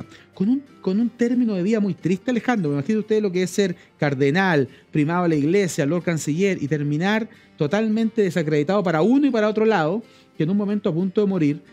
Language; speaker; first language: Spanish; native; Spanish